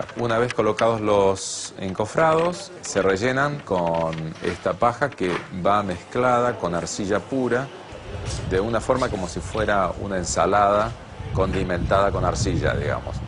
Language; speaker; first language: Spanish; native; Spanish